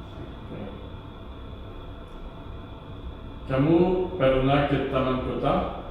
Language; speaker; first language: Indonesian; non-native, learner; English